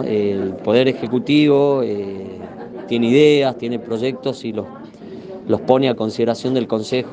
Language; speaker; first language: Spanish; native; Spanish